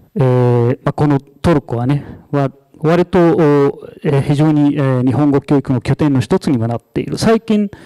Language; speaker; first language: Japanese; non-native, fluent; Arabic